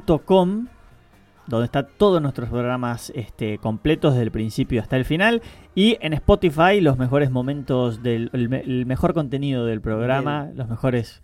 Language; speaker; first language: Spanish; native; Spanish